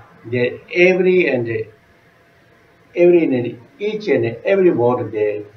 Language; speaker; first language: English; non-native, learner; Tibetan